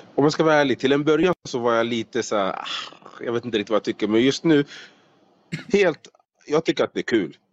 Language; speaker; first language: Swedish; native; Swedish